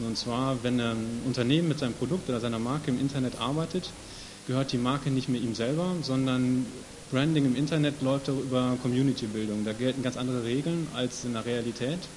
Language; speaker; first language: German; native; German